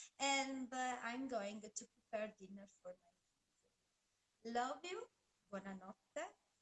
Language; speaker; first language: English; non-native, fluent; Italian